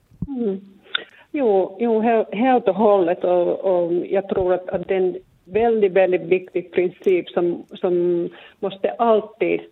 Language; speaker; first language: Swedish; non-native, local second language; Finnish